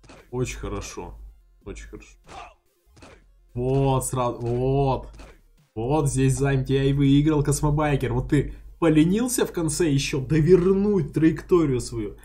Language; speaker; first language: Russian; native; Russian